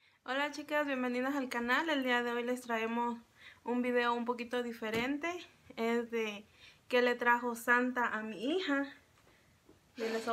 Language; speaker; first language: Spanish; native; Spanish